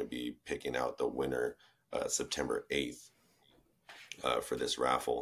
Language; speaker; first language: English; native; English